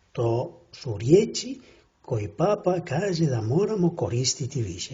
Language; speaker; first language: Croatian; non-native, fluent; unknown